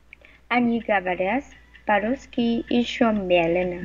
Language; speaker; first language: Russian; non-native, learner; Vietnamese